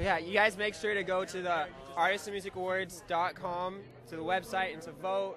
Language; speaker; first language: English; native; English